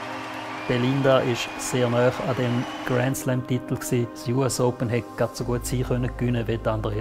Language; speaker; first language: German; native; German